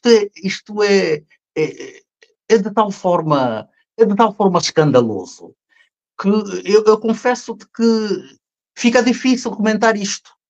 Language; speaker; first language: Portuguese; native; Portuguese